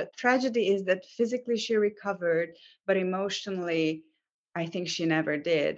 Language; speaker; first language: English; non-native, fluent; Hungarian